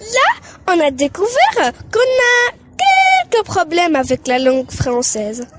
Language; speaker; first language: French; non-native, learner; Arabic